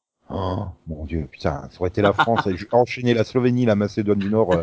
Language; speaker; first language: French; native; French